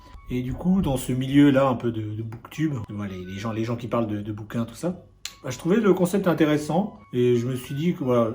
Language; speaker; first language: French; native; French